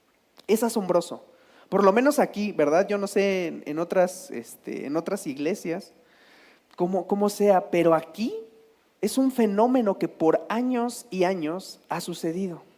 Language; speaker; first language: Spanish; native; Spanish